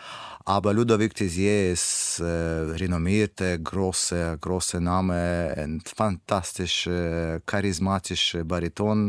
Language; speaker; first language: German; non-native, learner; Russian